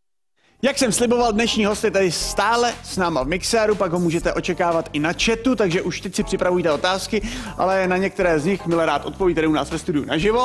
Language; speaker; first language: Czech; native; Czech